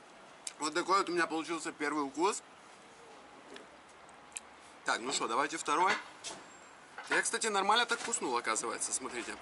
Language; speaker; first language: Russian; native; Russian